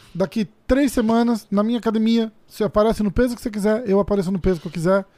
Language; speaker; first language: Portuguese; native; Portuguese